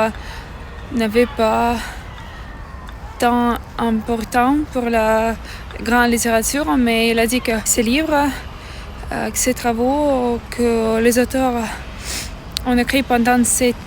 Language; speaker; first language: French; non-native, learner; Russian